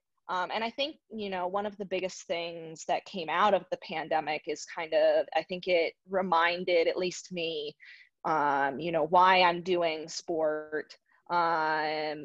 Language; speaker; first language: English; native; English